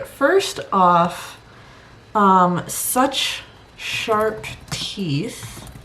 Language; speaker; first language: English; native; English